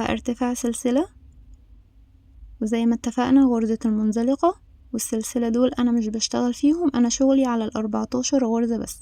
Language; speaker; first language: Arabic; native; Arabic